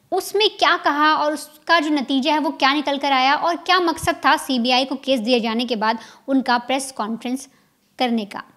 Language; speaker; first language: Hindi; native; Hindi